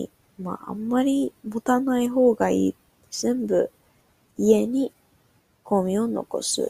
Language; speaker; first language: Japanese; non-native, learner; English